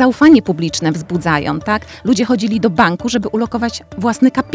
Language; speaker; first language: Polish; native; Polish